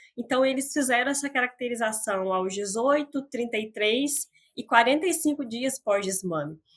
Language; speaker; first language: Portuguese; native; Portuguese